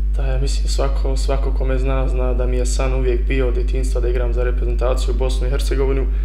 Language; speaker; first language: Croatian; early bilingual, heritage; Bosnian